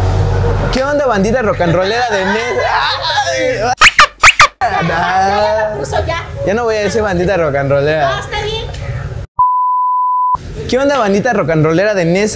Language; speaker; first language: Spanish; native; Spanish